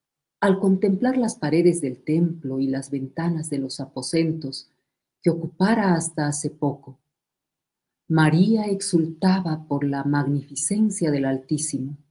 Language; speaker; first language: Spanish; native; Spanish